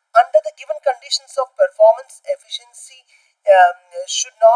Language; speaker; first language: English; non-native, local second language; Malayalam